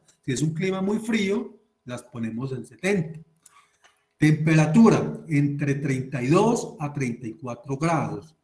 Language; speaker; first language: Spanish; native; Spanish